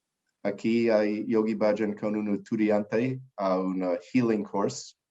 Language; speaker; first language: Spanish; non-native, learner; English